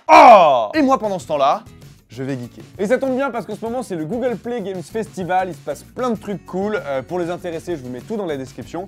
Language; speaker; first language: French; native; French